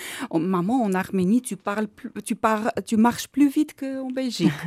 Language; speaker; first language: French; non-native, learner; Armenian